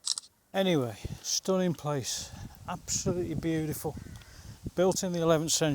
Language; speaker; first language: English; native; English